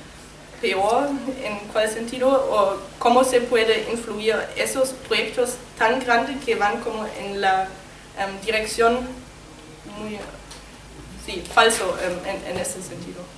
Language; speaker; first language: Spanish; non-native, learner; German